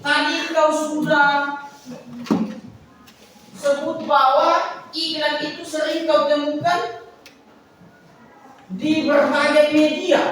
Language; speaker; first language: Indonesian; native; Indonesian